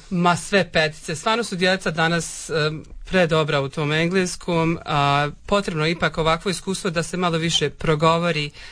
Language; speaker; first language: Croatian; native; Croatian